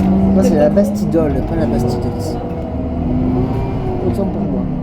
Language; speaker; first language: French; native; French